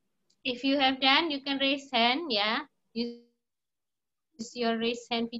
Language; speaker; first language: English; non-native, fluent; Indonesian